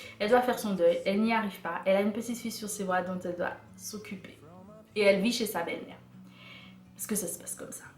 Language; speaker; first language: French; native; French